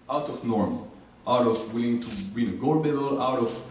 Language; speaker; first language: English; non-native, fluent; French